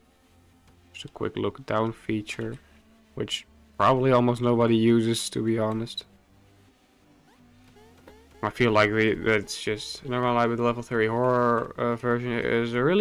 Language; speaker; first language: English; non-native, fluent; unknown